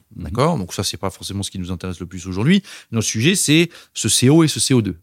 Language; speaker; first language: French; native; French